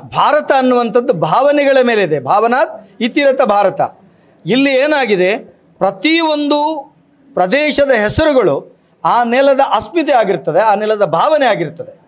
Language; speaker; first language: Kannada; non-native, local second language; Tulu